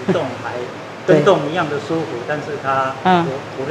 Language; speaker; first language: Chinese; native; Chinese